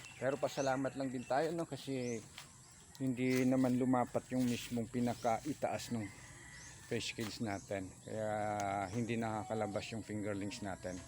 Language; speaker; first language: Filipino; non-native, local second language; Cebuano